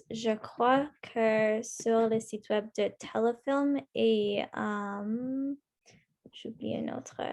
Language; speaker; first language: French; non-native, local second language; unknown